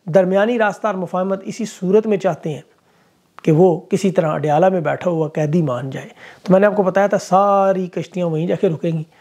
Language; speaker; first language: Urdu; native; Urdu